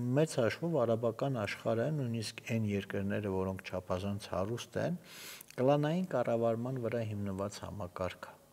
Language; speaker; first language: Armenian; native; Armenian